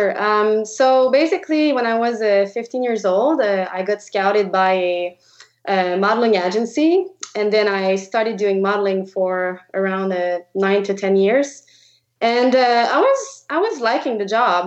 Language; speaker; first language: English; non-native, fluent; French